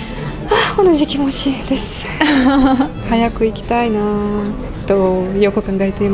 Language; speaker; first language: Japanese; non-native, fluent; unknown